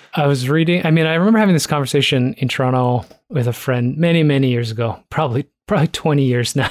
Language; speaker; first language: English; native; English